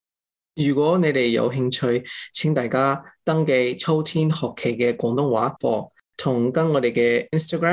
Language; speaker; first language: Cantonese; early bilingual, heritage; English